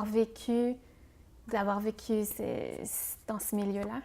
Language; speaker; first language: French; native; French